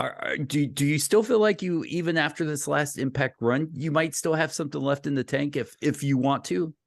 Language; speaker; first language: English; native; English